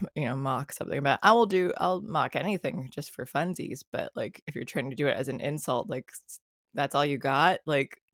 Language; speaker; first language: English; early bilingual, other home language; Filipino